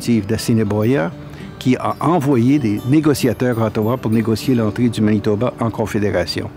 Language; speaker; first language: French; native; French